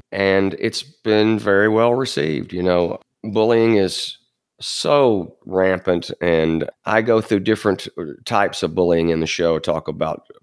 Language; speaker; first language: English; native; English